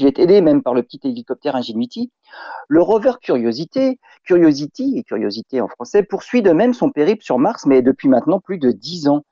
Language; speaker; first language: French; native; French